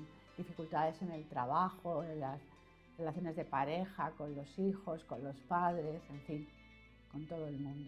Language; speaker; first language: Spanish; native; Spanish